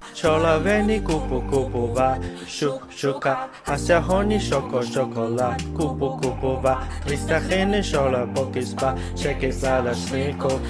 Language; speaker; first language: Ukrainian; non-native, learner; Chinese